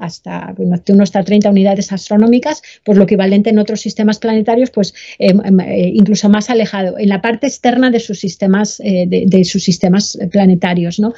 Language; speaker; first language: Spanish; native; Spanish